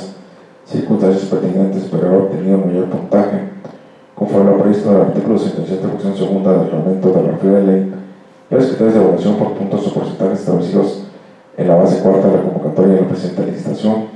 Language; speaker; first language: Spanish; native; Spanish